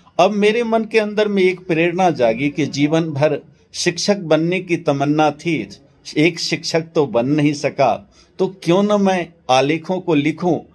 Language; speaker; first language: Hindi; non-native, local second language; Maithili